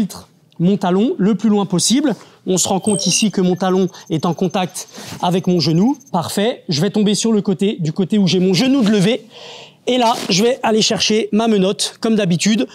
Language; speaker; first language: French; native; French